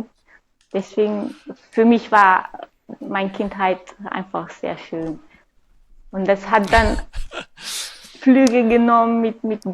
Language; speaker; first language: German; non-native, fluent; Hungarian